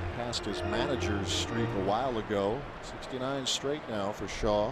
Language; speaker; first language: English; native; English